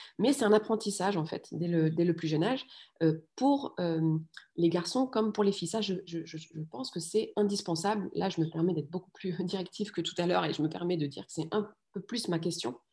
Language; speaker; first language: French; early bilingual, other home language; Riffian